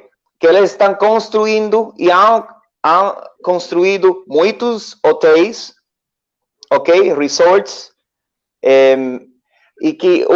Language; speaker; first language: Portuguese; non-native, learner; Spanish